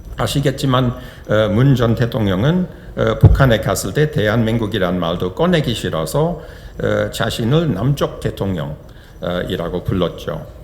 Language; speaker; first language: Korean; non-native, fluent; English